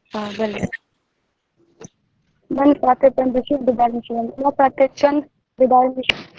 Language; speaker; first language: Persian; non-native, learner; Urdu